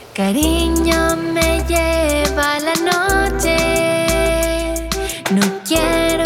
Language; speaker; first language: Spanish; native; Spanish